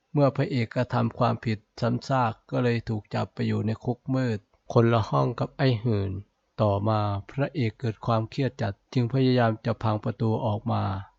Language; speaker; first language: Thai; native; Thai